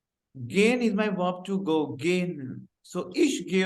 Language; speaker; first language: German; non-native, fluent; Hindi